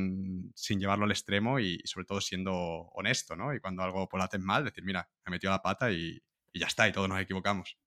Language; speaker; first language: Spanish; native; Spanish